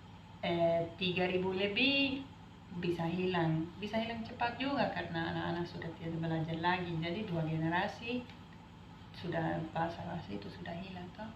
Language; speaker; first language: Indonesian; non-native, fluent; Dutch